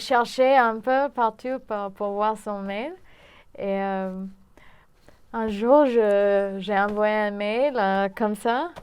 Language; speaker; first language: French; non-native, fluent; English